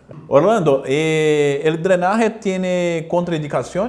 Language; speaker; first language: Spanish; non-native, learner; Portuguese